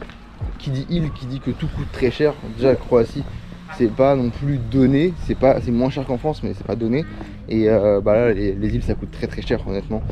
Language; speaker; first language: French; native; French